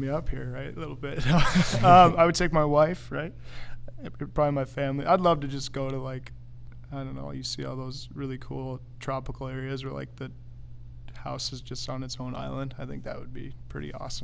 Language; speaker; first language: English; native; English